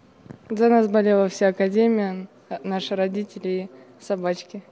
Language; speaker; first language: Czech; non-native, learner; Russian